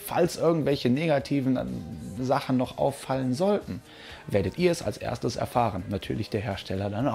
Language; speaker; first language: German; native; German